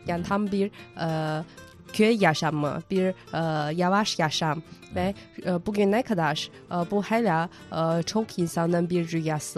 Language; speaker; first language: Turkish; non-native, fluent; Chinese